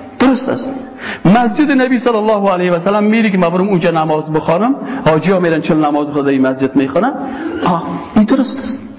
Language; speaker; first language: Persian; native; Persian